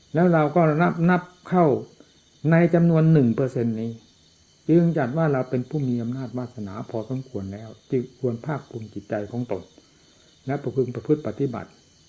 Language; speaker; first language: Thai; non-native, local second language; Northeastern Thai